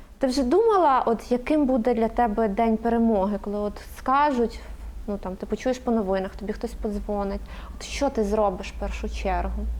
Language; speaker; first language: Ukrainian; native; Ukrainian